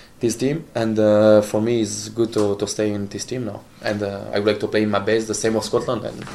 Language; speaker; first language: English; non-native, learner; Italian